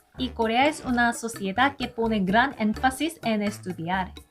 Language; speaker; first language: Spanish; non-native, learner; Korean